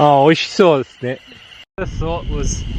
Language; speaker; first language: Japanese; non-native, fluent; English